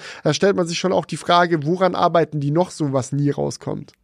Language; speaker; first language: German; native; German